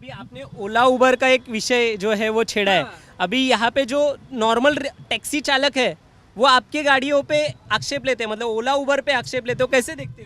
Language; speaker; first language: Hindi; non-native, local second language; Marathi